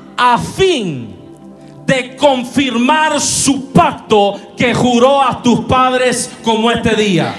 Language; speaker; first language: Spanish; native; Spanish